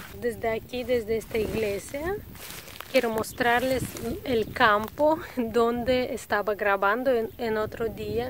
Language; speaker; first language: Spanish; non-native, fluent; Russian